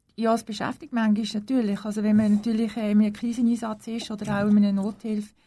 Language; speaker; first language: German; native; German